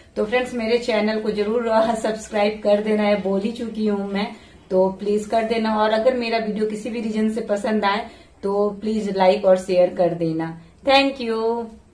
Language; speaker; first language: Hindi; native; Hindi